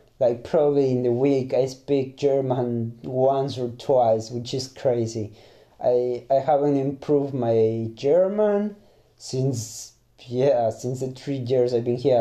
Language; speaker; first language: English; non-native, fluent; Spanish